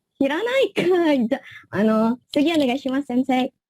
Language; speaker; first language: Japanese; non-native, learner; Indonesian